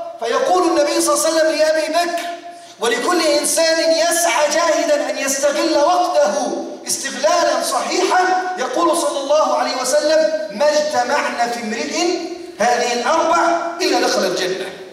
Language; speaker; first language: Arabic; native; Arabic